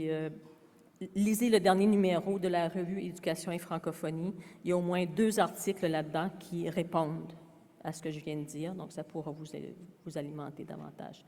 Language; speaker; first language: French; native; French